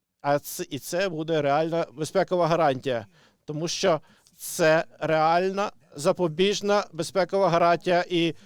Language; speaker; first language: Ukrainian; non-native, local second language; Russian